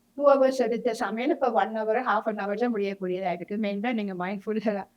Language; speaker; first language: Tamil; native; Tamil